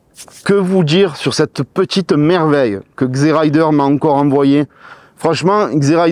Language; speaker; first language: French; native; French